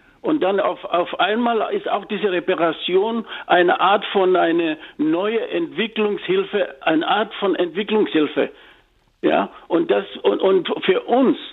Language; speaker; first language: German; non-native, fluent; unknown